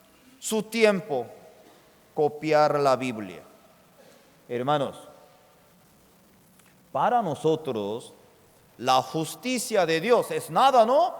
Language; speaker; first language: Spanish; non-native, fluent; Korean